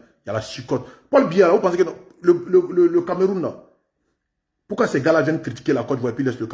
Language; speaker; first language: French; native; French